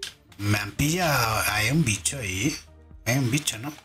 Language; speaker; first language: Spanish; native; Spanish